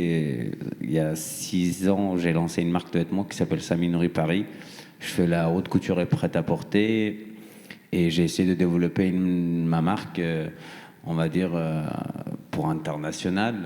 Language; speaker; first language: French; non-native, fluent; Persian